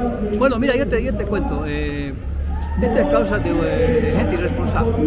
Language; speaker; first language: Spanish; native; Spanish